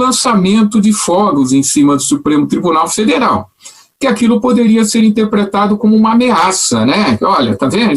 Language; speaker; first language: Portuguese; native; Portuguese